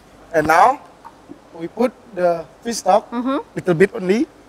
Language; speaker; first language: English; non-native, learner; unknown